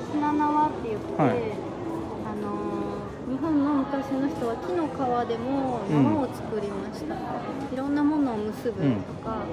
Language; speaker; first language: Japanese; native; Japanese